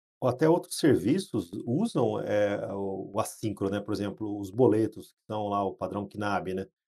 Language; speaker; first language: Portuguese; native; Portuguese